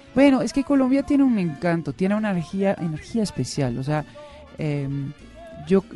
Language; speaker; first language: Spanish; non-native, fluent; Dutch